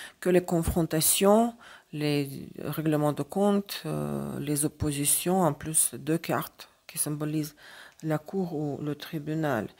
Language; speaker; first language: French; non-native, fluent; Russian